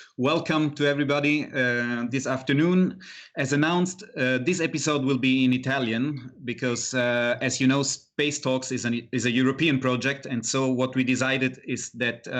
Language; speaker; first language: English; non-native, fluent; Italian